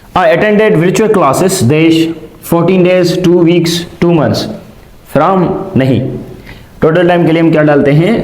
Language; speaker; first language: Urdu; non-native, local second language; Sindhi